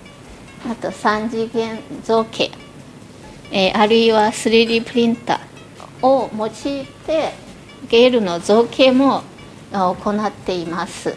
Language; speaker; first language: Japanese; non-native, fluent; Chinese